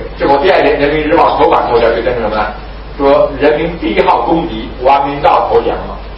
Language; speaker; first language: Chinese; native; Chinese